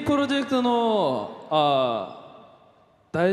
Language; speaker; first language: Japanese; non-native, learner; Korean